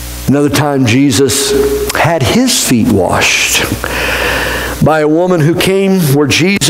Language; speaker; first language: English; native; English